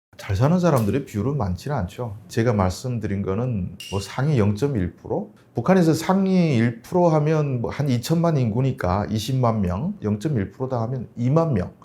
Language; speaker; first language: Korean; native; Korean